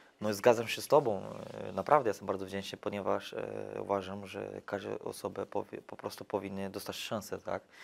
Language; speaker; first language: Polish; non-native, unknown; Portuguese